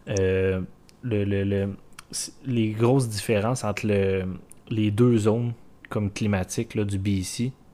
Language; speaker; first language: French; native; French